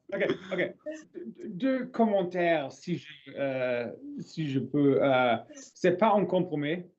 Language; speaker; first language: French; non-native, learner; English